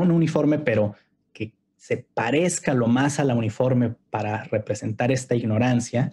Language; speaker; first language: Spanish; native; Spanish